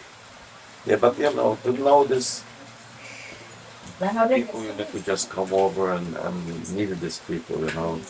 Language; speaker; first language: English; non-native, learner; Polish